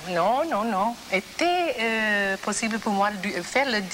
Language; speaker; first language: French; non-native, learner; English